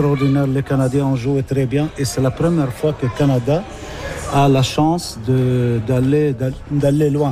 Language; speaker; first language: French; non-native, local second language; Arabic